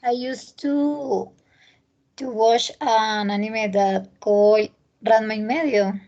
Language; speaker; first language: English; non-native, learner; Spanish